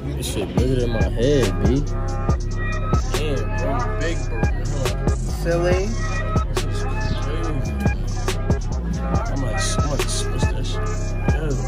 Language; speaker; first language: English; native; English